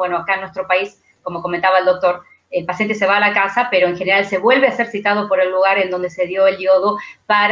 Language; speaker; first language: Spanish; native; Spanish